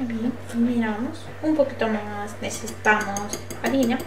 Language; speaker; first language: Spanish; non-native, learner; Turkish